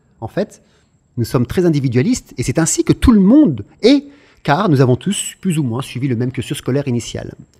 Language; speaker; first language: French; native; French